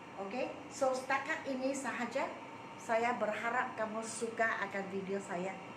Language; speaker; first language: Malay; non-native, local second language; Chinese